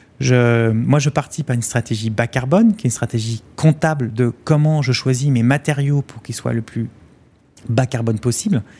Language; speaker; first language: French; native; French